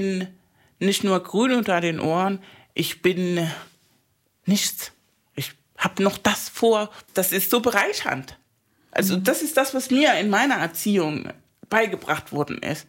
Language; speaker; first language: German; non-native, fluent; Spanish